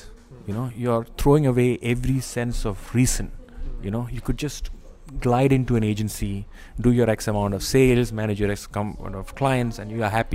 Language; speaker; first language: English; non-native, local second language; Malayalam